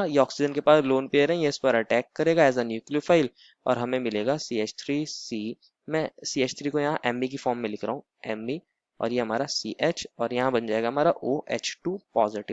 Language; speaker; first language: Hindi; native; Hindi